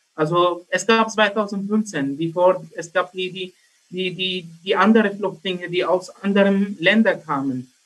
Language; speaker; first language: German; non-native, learner; Arabic